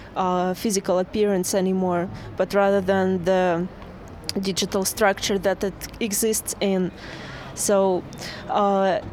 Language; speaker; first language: English; non-native, fluent; Russian